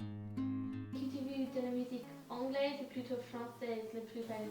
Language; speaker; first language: French; non-native, learner; English